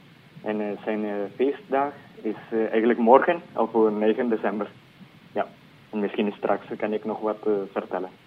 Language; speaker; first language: Dutch; non-native, fluent; Spanish